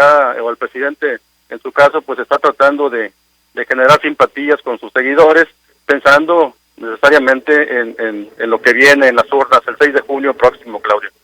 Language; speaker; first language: Spanish; native; Spanish